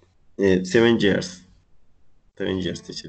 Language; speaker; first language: English; non-native, learner; Spanish